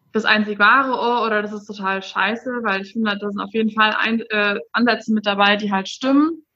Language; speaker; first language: German; native; German